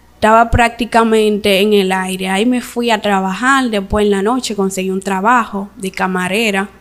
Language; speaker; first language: Spanish; native; Spanish